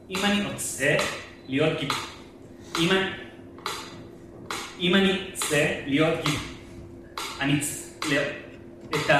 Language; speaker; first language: Hebrew; non-native, fluent; Spanish